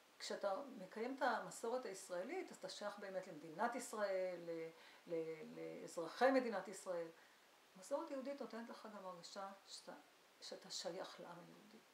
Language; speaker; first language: Hebrew; early bilingual, other home language; Arabic